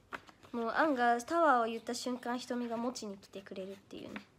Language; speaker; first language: Japanese; native; Japanese